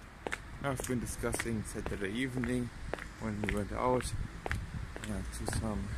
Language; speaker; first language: English; non-native, fluent; German